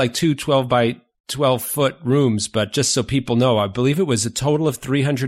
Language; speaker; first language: English; native; English